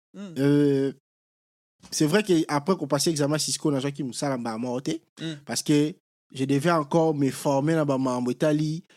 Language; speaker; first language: French; non-native, local second language; Lingala